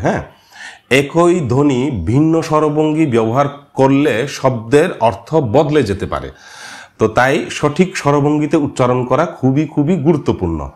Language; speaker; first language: Bangla; non-native, local second language; Marma